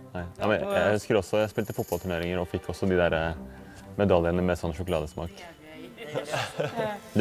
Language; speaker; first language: Norwegian; native; Norwegian